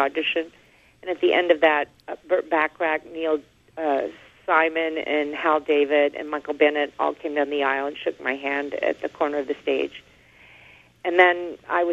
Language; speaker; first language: English; native; English